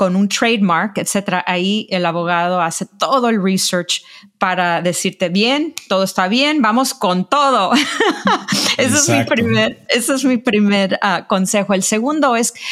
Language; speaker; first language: Spanish; early bilingual, heritage; Spanish